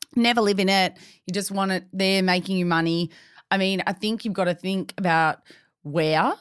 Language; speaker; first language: English; native; English